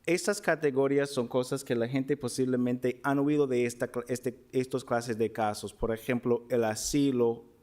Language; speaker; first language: Spanish; non-native, fluent; English